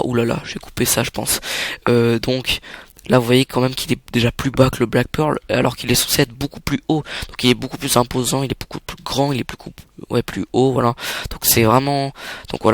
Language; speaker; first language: French; native; French